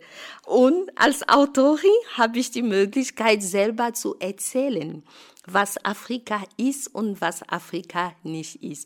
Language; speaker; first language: German; non-native, fluent; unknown